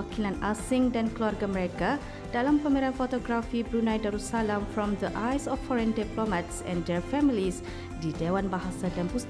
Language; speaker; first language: Malay; native; Malay